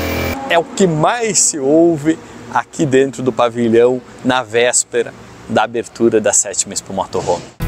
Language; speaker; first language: Portuguese; native; Portuguese